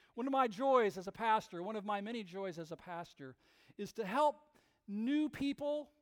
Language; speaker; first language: English; native; English